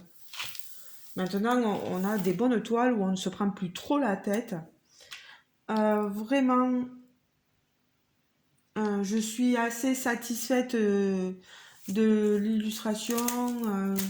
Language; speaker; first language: French; native; French